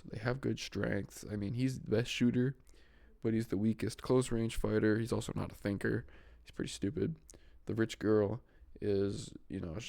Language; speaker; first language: English; native; English